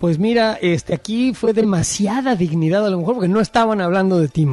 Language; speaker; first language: Spanish; native; Spanish